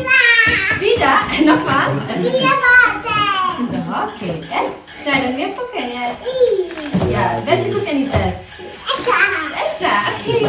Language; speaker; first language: German; non-native, learner; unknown